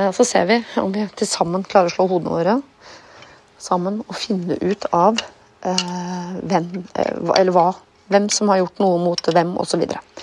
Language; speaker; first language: Norwegian; native; Norwegian